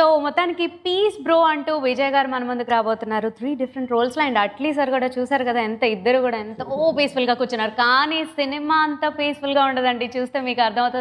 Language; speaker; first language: Telugu; native; Telugu